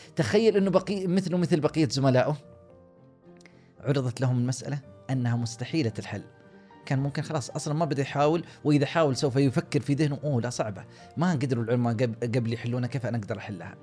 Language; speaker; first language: Arabic; native; Arabic